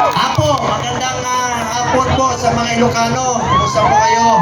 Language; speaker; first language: Filipino; native; Filipino